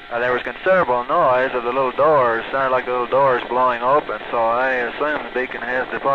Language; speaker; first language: English; native; English